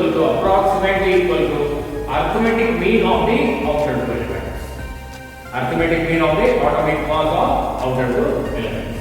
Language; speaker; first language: English; non-native, local second language; Kannada